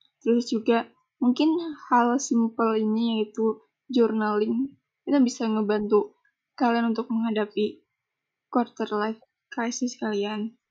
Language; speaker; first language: Indonesian; non-native, local second language; Banjar